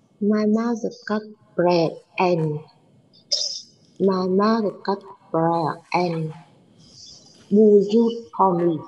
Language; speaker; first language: English; non-native, learner; Vietnamese